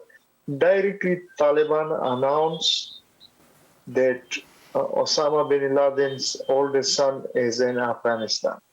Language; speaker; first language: English; non-native, learner; Pashto